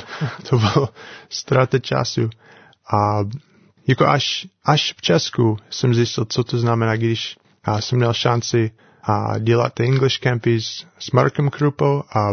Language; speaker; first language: Czech; non-native, learner; English